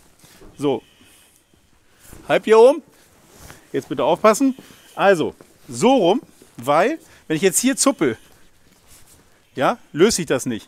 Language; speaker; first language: German; native; German